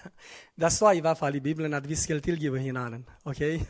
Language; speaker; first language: Norwegian; non-native, fluent; Romanian